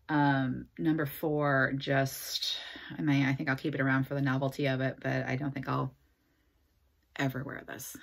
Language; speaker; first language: English; native; English